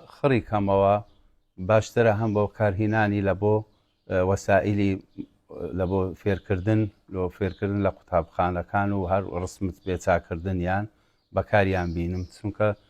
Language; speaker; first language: Central Kurdish; non-native, local second language; Assyrian Neo-Aramaic